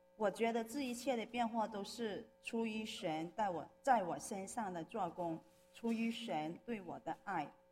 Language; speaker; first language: Chinese; non-native, local second language; Cantonese